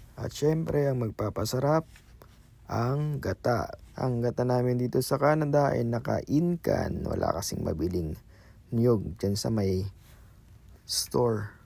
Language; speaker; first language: Filipino; non-native, local second language; Pangasinan